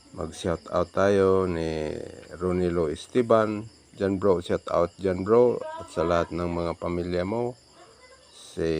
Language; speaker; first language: Filipino; non-native, local second language; Cebuano